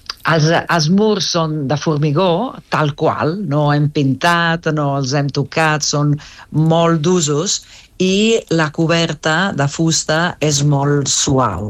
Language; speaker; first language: Catalan; non-native, fluent; Italian